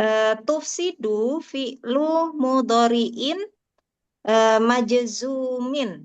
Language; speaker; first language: Arabic; non-native, learner; Indonesian